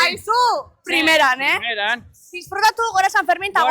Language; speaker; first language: Basque; native; Basque